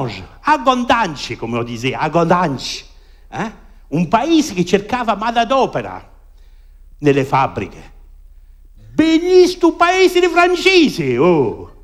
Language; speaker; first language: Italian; early bilingual, heritage; French